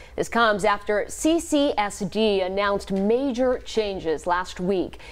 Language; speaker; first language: English; native; English